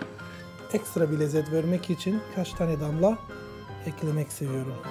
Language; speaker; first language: Turkish; non-native, fluent; Italian